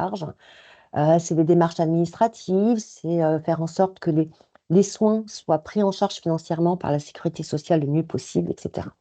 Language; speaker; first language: French; native; French